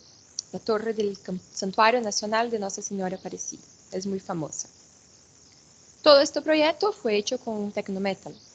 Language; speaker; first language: Spanish; non-native, fluent; Portuguese